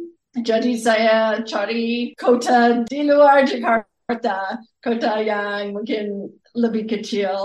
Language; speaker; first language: Indonesian; non-native, fluent; English